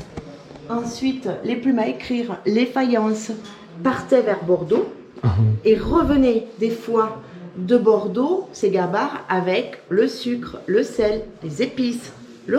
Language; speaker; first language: French; native; French